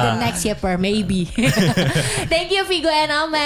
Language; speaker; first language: English; non-native, learner; Indonesian